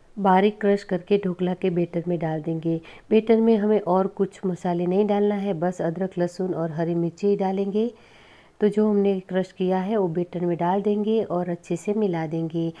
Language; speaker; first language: Hindi; non-native, local second language; Gujarati